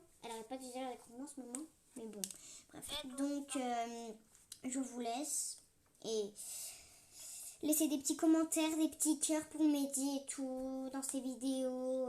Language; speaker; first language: French; native; French